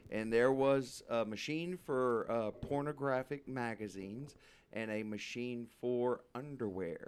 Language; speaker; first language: English; native; English